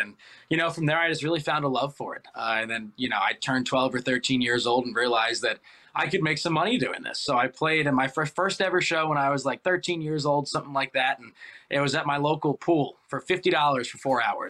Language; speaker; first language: English; native; English